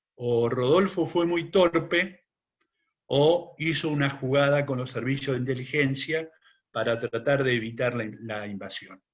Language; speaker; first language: Spanish; native; Spanish